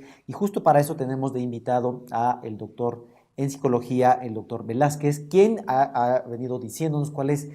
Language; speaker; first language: Spanish; native; Spanish